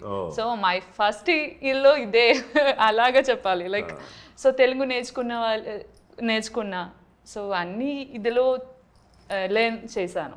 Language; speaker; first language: Telugu; non-native, learner; Malayalam